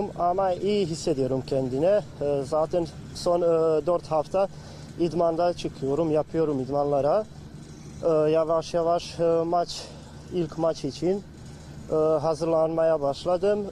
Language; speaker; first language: Turkish; non-native, learner; Bosnian